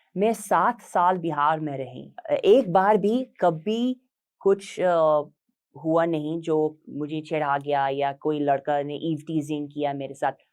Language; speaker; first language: Hindi; non-native, fluent; English